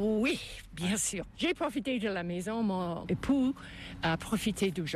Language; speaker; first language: French; non-native, fluent; English